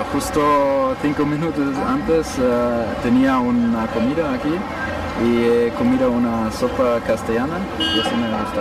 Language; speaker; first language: Spanish; non-native, fluent; German